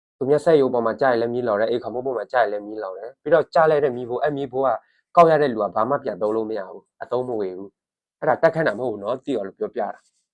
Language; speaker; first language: Burmese; non-native, local second language; S'gaw Karen